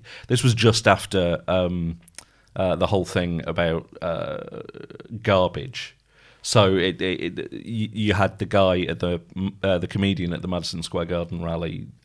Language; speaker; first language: English; native; English